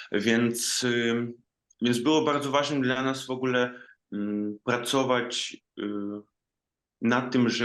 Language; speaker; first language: Polish; non-native, fluent; Ukrainian